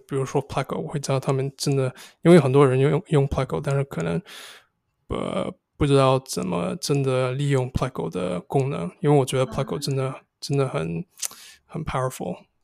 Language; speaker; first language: Chinese; non-native, fluent; English